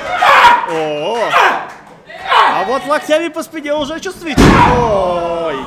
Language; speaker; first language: Russian; native; Russian